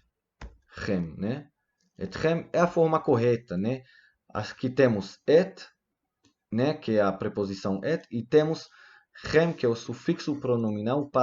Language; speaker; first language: Portuguese; non-native, fluent; Hebrew